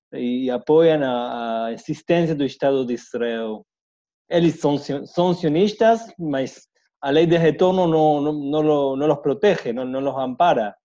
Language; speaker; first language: Portuguese; non-native, fluent; Spanish